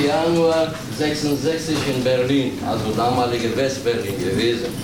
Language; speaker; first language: German; non-native, learner; Turkish